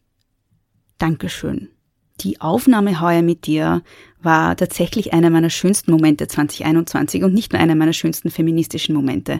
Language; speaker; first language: German; native; German